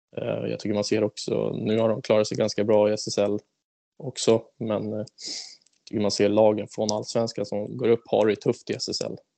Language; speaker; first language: Swedish; native; Swedish